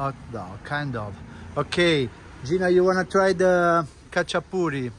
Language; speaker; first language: English; non-native, fluent; Italian